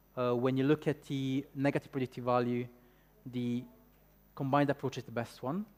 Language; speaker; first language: English; non-native, fluent; Italian